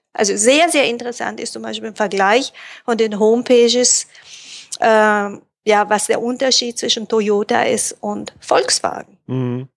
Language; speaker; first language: German; native; German